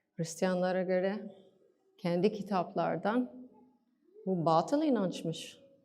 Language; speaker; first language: Turkish; non-native, fluent; English